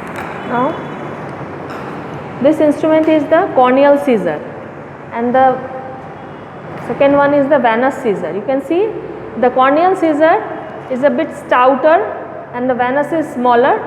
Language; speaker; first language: English; non-native, local second language; Bangla